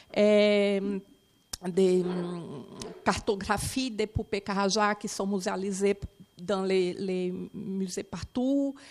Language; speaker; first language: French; non-native, fluent; Portuguese